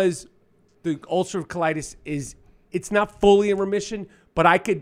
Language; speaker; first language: English; native; English